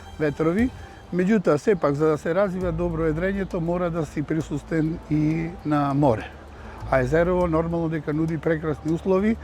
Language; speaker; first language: Macedonian; native; Macedonian